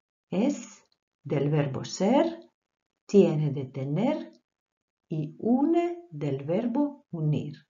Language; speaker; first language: Spanish; non-native, fluent; Croatian